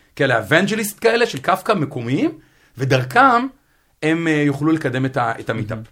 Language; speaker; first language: Hebrew; native; Hebrew